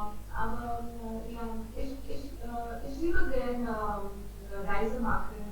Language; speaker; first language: German; non-native, learner; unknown